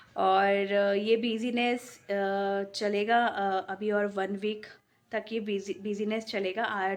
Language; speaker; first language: Hindi; non-native, local second language; Bangla